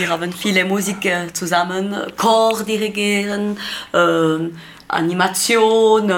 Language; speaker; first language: German; non-native, learner; French